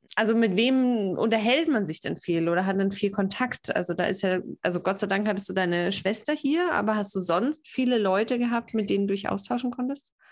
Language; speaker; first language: German; native; German